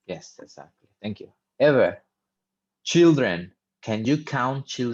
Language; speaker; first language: English; non-native, fluent; Spanish